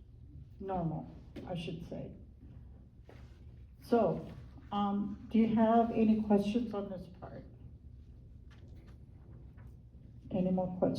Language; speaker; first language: English; native; English